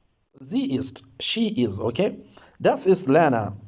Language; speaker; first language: German; non-native, learner; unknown